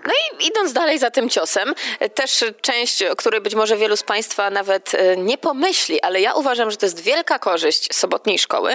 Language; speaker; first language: Polish; native; Polish